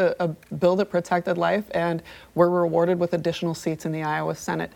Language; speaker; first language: English; native; English